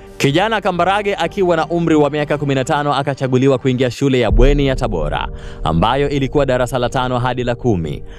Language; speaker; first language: Swahili; native; Swahili